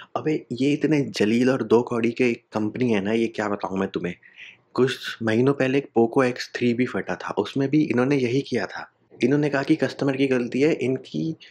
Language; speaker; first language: Hindi; native; Hindi